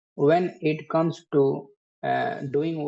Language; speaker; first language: English; non-native, learner; Hindi